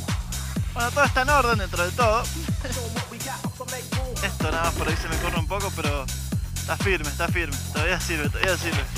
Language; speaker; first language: Spanish; native; Spanish